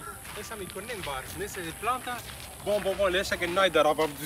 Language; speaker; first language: Hungarian; non-native, learner; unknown